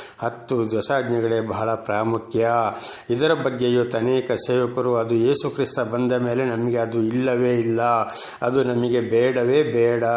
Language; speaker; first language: Kannada; native; Kannada